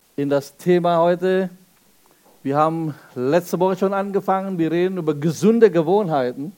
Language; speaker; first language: German; non-native, fluent; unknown